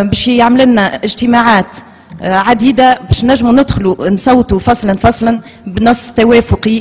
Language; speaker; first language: Arabic; native; Arabic